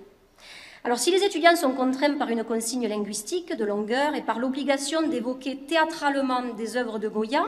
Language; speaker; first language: French; native; French